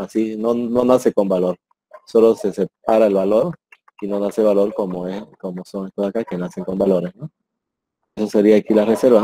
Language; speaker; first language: Spanish; native; Spanish